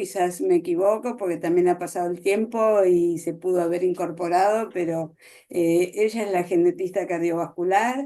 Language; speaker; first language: Spanish; native; Spanish